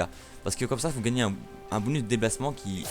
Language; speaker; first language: French; native; French